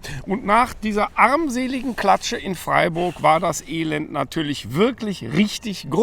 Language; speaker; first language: German; native; German